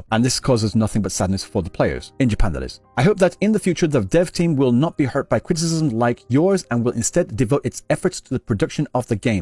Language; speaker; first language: English; native; English